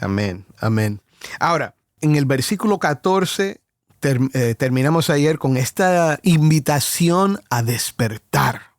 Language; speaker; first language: Spanish; native; Spanish